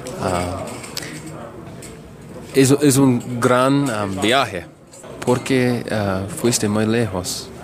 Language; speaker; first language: Spanish; non-native, learner; English